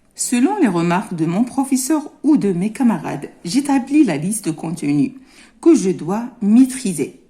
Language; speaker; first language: French; non-native, local second language; Arabic